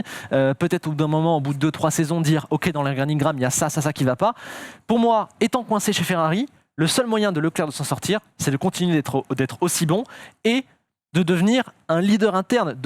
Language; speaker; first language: French; native; French